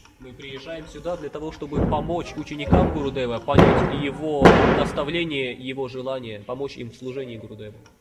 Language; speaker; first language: Russian; native; Russian